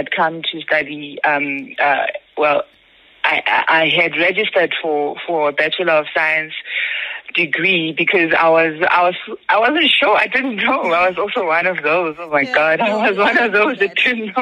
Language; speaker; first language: English; non-native, local second language; Zulu